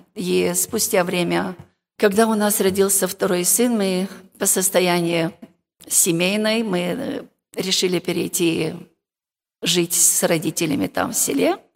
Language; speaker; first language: Russian; non-native, local second language; Romanian